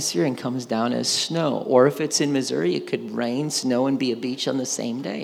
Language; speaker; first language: English; native; English